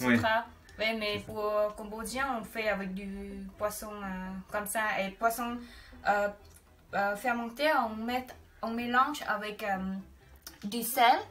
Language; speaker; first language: French; non-native, learner; Khmer